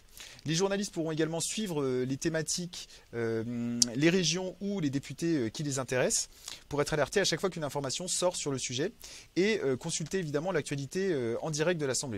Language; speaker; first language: French; native; French